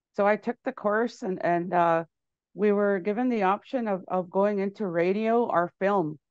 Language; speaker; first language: English; native; English